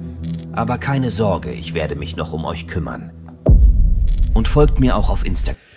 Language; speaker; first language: German; native; German